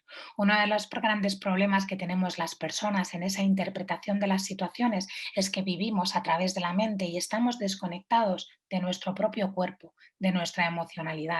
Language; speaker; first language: Spanish; native; Spanish